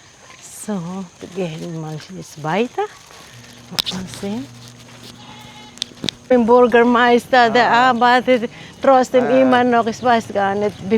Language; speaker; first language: German; non-native, fluent; Filipino